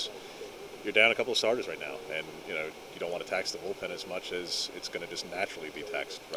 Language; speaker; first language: English; native; English